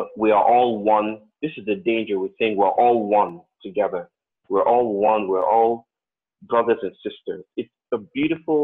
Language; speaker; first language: English; non-native, local second language; Yoruba